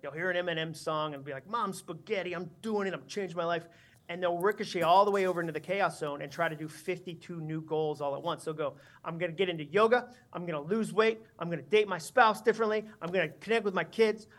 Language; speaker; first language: English; native; English